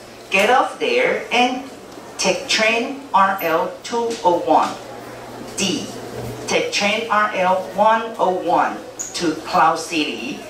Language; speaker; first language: English; non-native, fluent; Chinese